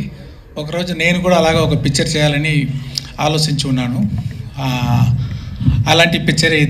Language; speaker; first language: Telugu; non-native, local second language; Tamil